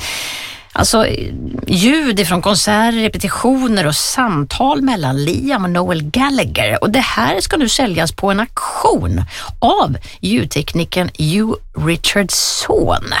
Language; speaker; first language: Swedish; native; Swedish